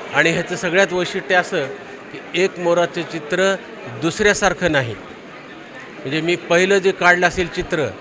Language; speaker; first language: Marathi; native; Marathi